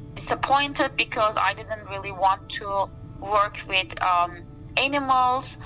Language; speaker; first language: English; non-native, fluent; Turkish